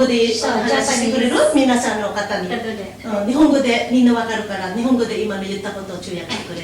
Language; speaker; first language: Japanese; non-native, learner; Filipino